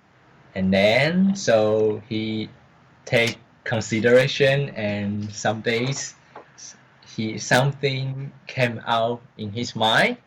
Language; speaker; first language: English; non-native, learner; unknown